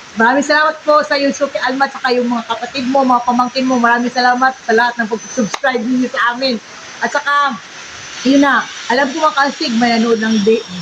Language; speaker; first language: Filipino; non-native, local second language; Cebuano